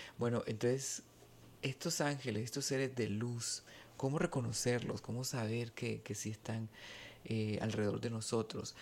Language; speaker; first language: Spanish; native; Spanish